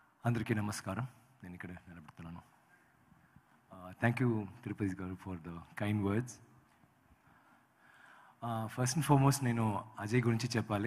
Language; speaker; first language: Telugu; non-native, learner; Tamil